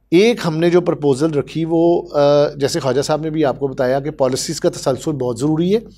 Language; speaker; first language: Urdu; native; Urdu